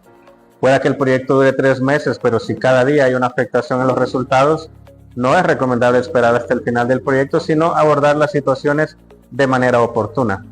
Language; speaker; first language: Spanish; native; Spanish